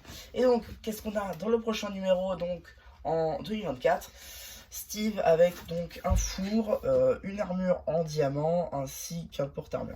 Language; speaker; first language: French; native; French